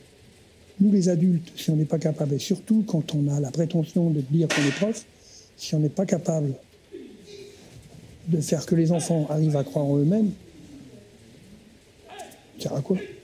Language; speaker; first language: French; native; French